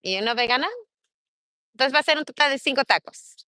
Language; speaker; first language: Spanish; early bilingual, heritage; Spanish